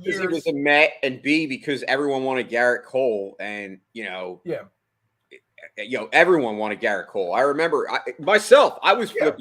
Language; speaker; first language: English; native; English